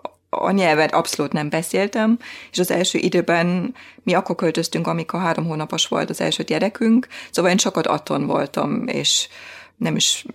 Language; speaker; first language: Hungarian; non-native, fluent; German